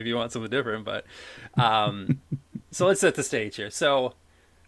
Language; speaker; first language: English; native; English